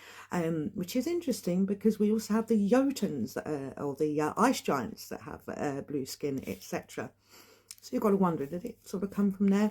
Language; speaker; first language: English; native; English